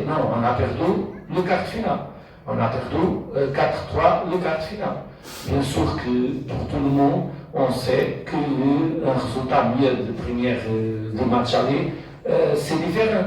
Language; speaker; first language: French; non-native, fluent; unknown